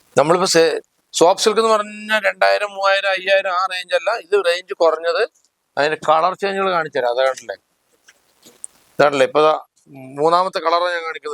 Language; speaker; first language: Malayalam; native; Malayalam